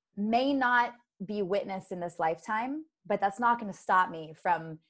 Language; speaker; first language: English; native; English